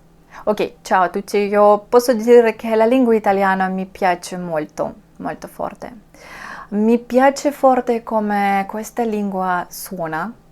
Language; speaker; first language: Italian; non-native, learner; Russian